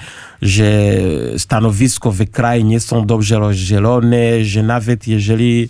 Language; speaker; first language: Polish; non-native, learner; Kinyarwanda